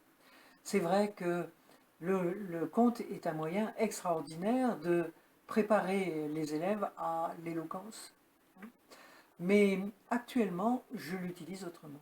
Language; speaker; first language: French; native; French